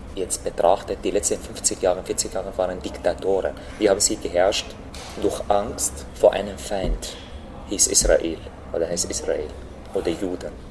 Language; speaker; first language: German; non-native, fluent; Arabic